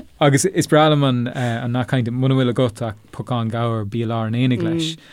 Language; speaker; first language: Irish; non-native, local second language; English